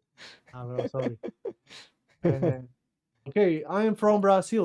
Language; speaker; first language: English; non-native, learner; Portuguese